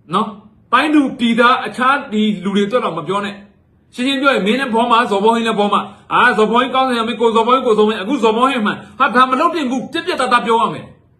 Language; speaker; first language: Burmese; native; Burmese